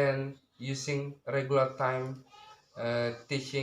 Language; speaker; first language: English; non-native, learner; Indonesian